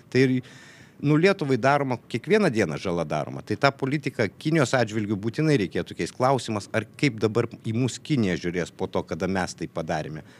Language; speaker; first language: Lithuanian; native; Lithuanian